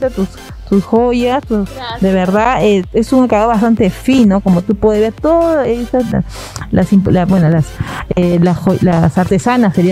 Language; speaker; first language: Spanish; native; Spanish